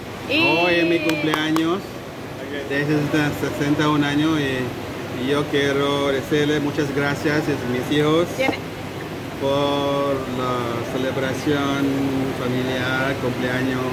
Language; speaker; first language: Spanish; non-native, learner; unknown